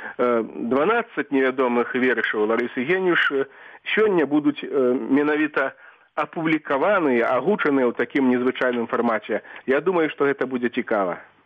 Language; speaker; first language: Belarusian; native; Belarusian